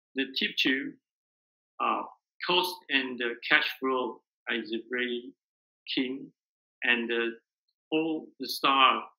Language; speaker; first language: English; non-native, learner; Chinese